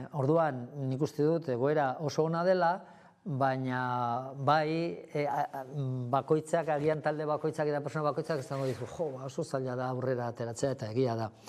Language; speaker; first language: Basque; non-native, local second language; Spanish